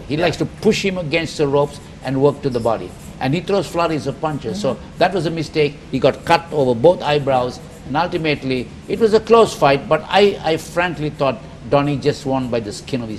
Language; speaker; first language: English; non-native, local second language; Filipino